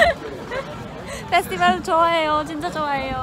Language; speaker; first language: Korean; non-native, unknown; Polish